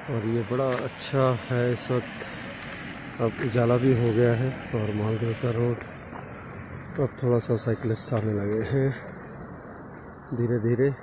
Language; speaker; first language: Hindi; native; Hindi